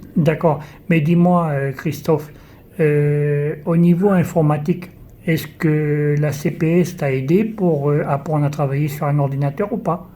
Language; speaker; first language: French; native; French